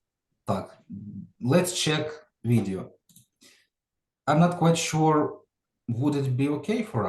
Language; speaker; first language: English; non-native, fluent; Ukrainian